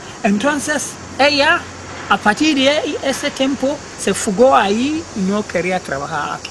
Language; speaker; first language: Spanish; non-native, learner; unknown